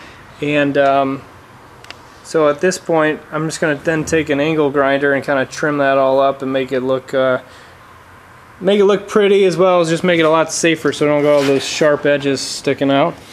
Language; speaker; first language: English; native; English